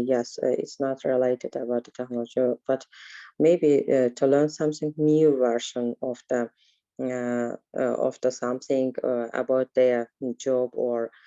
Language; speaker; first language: English; non-native, learner; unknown